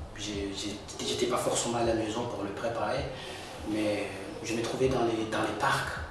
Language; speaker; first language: French; non-native, local second language; Comorian